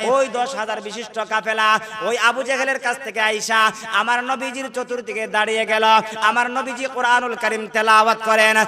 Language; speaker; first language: Bangla; non-native, local second language; Sylheti